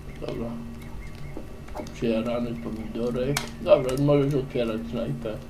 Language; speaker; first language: Polish; native; Polish